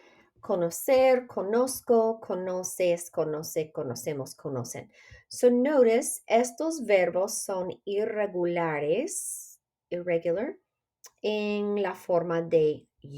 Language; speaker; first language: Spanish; non-native, fluent; English